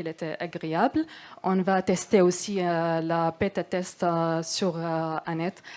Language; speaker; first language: French; non-native, learner; Arabic